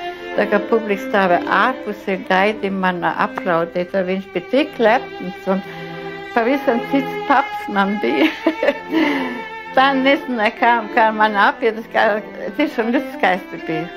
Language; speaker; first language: Latvian; non-native, local second language; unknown